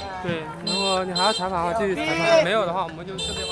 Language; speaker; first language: Chinese; native; Chinese